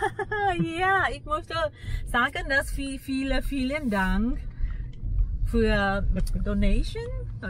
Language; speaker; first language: German; non-native, learner; Thai